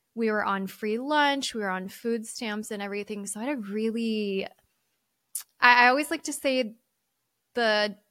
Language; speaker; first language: English; early bilingual, other home language; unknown